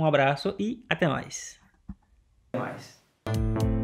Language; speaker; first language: Portuguese; non-native, learner; Haitian Creole